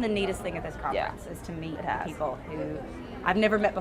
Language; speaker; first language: English; native; English